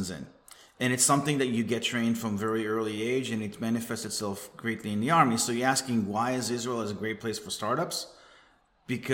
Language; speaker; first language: English; non-native, fluent; Hebrew